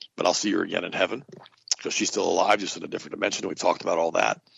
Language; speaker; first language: English; native; English